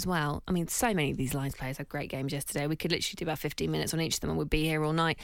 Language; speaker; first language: English; native; English